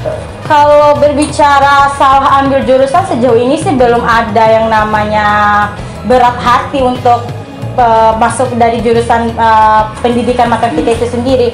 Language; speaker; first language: Indonesian; non-native, local second language; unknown